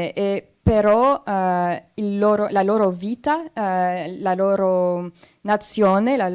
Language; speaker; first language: Italian; non-native, fluent; French